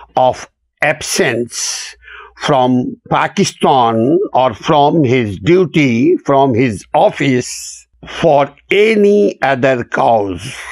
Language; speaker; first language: English; non-native, local second language; Urdu